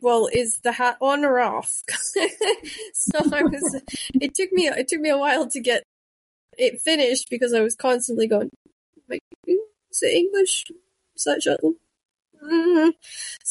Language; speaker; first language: English; non-native, local second language; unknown